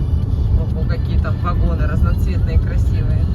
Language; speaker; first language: Russian; native; Russian